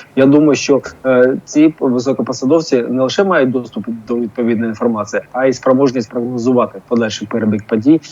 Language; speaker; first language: Ukrainian; non-native, local second language; Russian